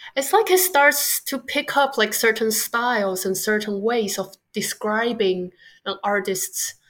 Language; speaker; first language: English; non-native, fluent; Chinese